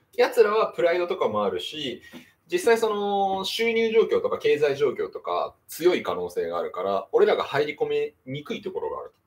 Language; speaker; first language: Japanese; native; Japanese